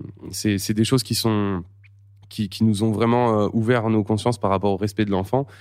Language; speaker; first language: French; native; French